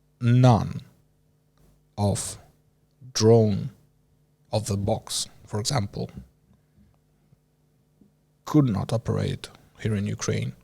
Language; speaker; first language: English; non-native, learner; Ukrainian